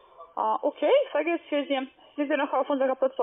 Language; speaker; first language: German; non-native, learner; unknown